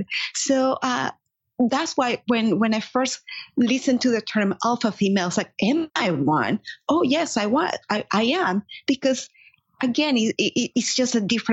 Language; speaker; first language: English; non-native, fluent; Spanish